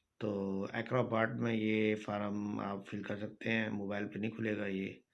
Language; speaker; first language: Urdu; non-native, local second language; Saraiki